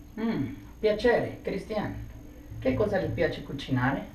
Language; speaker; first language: Italian; non-native, learner; English